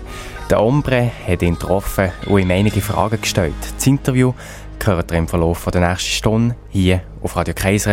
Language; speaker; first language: German; native; German